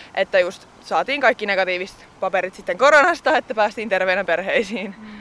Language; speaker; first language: Finnish; native; Finnish